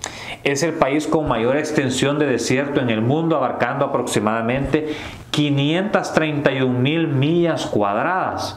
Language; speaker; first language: Spanish; native; Spanish